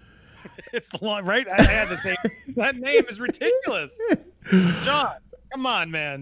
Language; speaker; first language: English; native; English